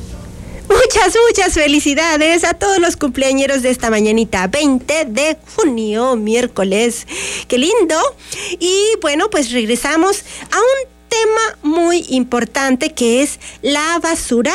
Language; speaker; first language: Spanish; native; Spanish